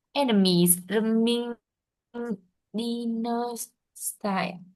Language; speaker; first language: English; non-native, learner; Vietnamese